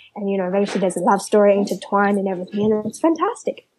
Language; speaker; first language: English; early bilingual, other home language; Chinese